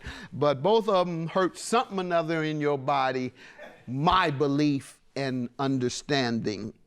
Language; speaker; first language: English; native; English